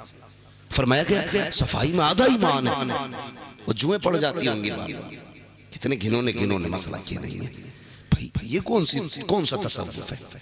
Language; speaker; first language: Hindi; native; Hindi